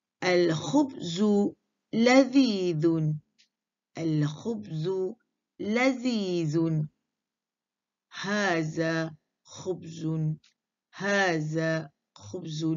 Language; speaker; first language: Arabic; non-native, fluent; Malay